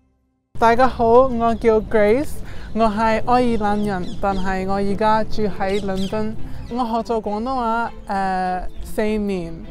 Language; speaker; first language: Cantonese; non-native, fluent; English